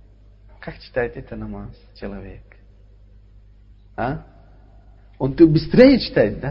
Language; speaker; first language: Russian; non-native, learner; Uzbek